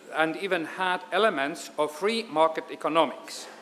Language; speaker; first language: English; non-native, fluent; Estonian